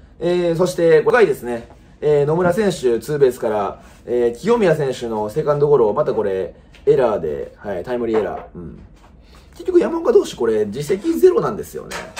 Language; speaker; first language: Japanese; native; Japanese